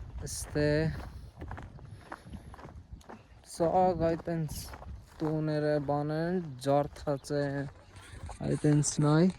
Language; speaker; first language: Armenian; non-native, learner; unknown